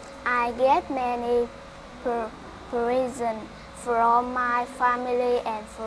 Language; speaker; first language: English; non-native, learner; Vietnamese